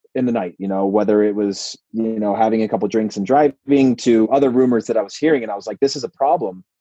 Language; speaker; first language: English; native; English